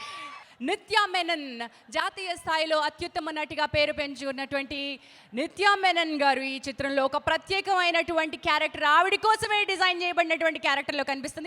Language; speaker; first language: Telugu; native; Telugu